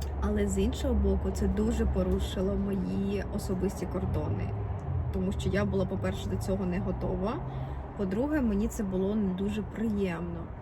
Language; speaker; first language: Ukrainian; native; Ukrainian